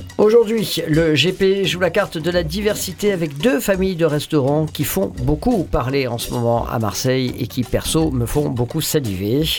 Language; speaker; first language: French; native; French